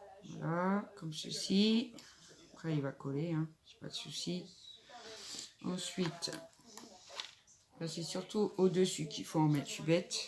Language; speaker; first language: French; native; French